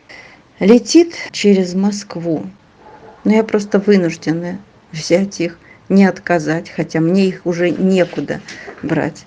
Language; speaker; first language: Russian; native; Russian